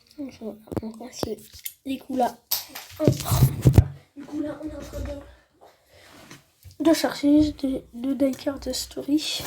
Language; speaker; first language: French; native; French